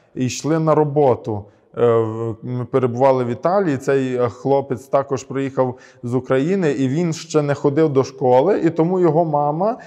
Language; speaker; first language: Ukrainian; early bilingual, heritage; Ukrainian